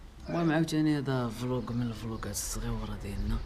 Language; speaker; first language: Arabic; native; Arabic